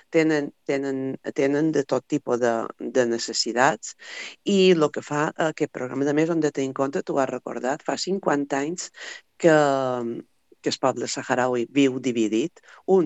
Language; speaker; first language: Catalan; native; Catalan